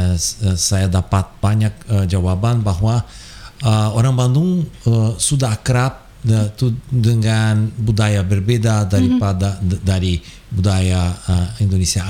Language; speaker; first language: Indonesian; non-native, fluent; Portuguese